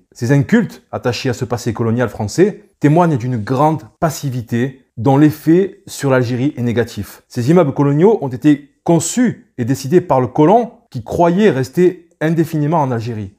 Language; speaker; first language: French; native; French